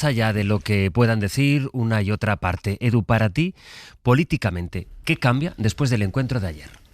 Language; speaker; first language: Spanish; native; Spanish